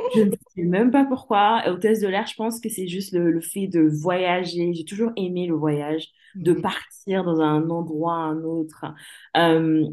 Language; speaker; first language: French; early bilingual, other home language; English